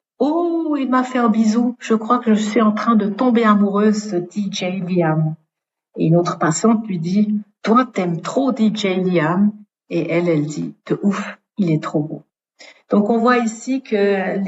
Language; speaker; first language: French; native; French